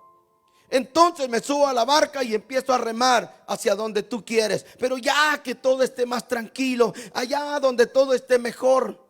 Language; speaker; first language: Spanish; native; Spanish